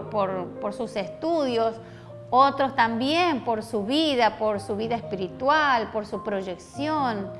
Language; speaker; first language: Spanish; native; Spanish